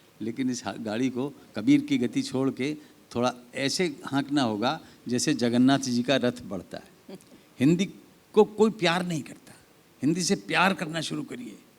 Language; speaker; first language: Hindi; native; Hindi